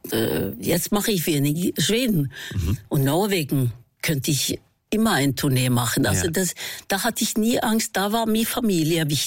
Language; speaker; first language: German; non-native, fluent; Norwegian